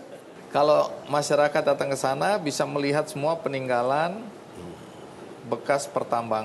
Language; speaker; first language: Indonesian; native; Indonesian